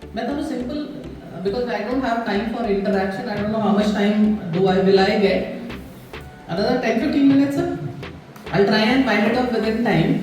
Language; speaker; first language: English; non-native, local second language; Punjabi